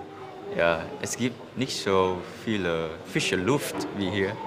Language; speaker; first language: German; non-native, learner; Vietnamese